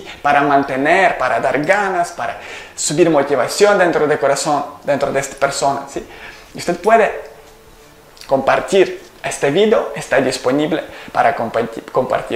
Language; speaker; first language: Spanish; non-native, learner; Ukrainian